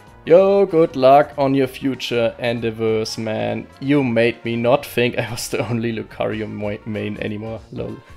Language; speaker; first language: English; non-native, fluent; German